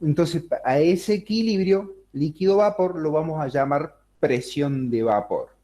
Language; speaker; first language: Spanish; native; Spanish